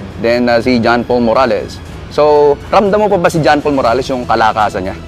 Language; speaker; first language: Filipino; native; Filipino